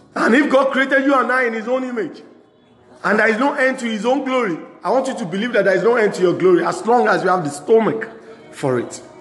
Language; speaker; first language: English; non-native, local second language; Yoruba